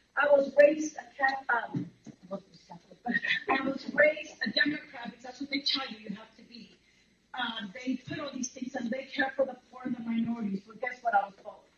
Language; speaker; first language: English; native; English